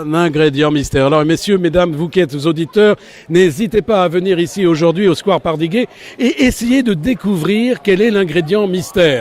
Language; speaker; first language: French; native; French